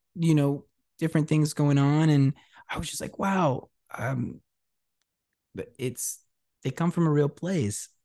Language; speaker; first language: English; early bilingual, other home language; Spanish